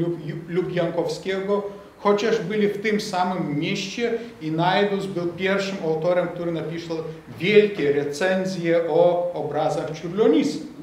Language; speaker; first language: Polish; non-native, fluent; Lithuanian